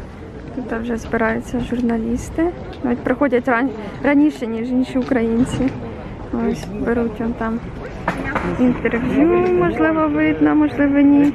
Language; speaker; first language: Ukrainian; native; Ukrainian